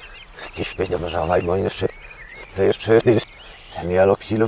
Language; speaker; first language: Polish; native; Polish